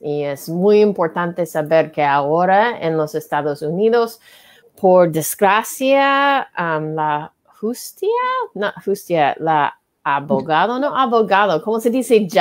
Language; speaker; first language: Spanish; non-native, learner; English